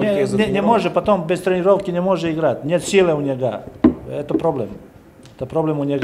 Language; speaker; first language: Russian; non-native, learner; Serbian